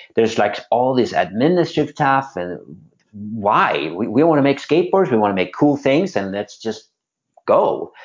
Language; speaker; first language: English; non-native, fluent; Swedish